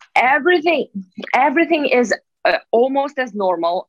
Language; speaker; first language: English; non-native, fluent; Russian